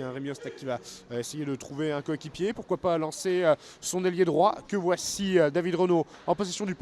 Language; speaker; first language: French; native; French